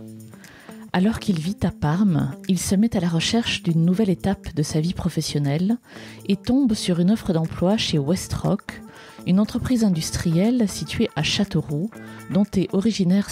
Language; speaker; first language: French; native; French